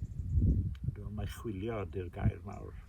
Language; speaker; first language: Welsh; native; Welsh